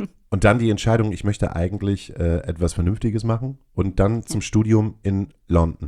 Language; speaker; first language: German; native; German